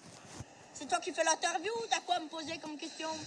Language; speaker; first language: French; native; French